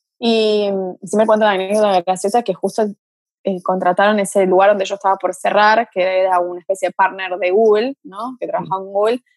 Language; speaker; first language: Spanish; early bilingual, other home language; Portuguese